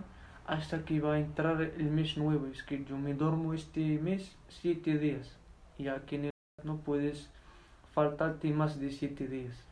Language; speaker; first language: Spanish; non-native, learner; Berber languages